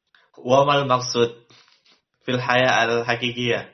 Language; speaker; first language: Arabic; non-native, learner; Indonesian